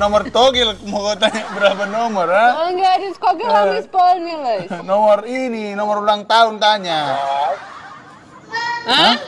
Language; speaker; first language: Indonesian; native; Indonesian